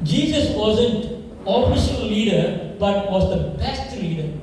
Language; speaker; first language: English; non-native, local second language; Tamil